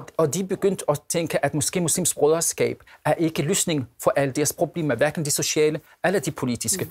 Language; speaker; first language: Danish; non-native, fluent; Arabic